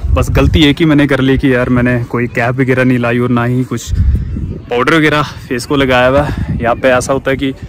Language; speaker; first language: Hindi; native; Hindi